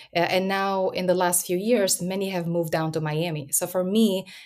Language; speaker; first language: English; early bilingual, other home language; Albanian